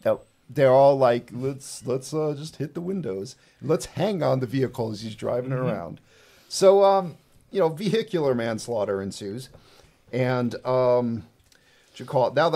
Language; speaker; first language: English; native; English